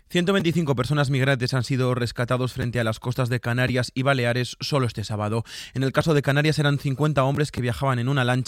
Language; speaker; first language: Spanish; native; Spanish